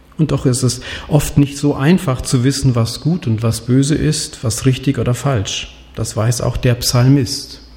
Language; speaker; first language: German; non-native, fluent; Swahili